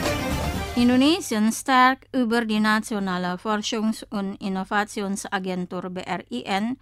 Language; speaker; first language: German; non-native, fluent; Indonesian